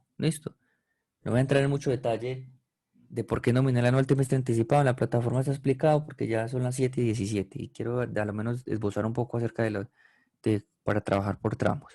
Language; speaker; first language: Spanish; native; Spanish